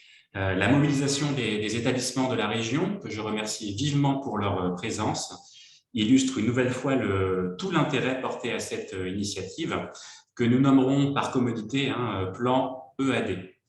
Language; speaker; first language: French; native; French